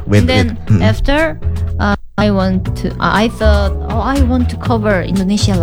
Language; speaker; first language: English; non-native, learner; Korean